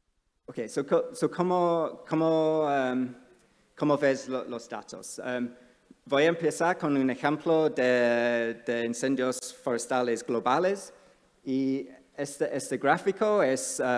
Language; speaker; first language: Spanish; non-native, fluent; English